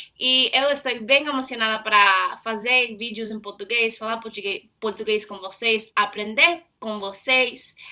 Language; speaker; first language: Portuguese; non-native, fluent; English